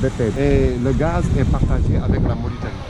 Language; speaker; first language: French; non-native, local second language; Wolof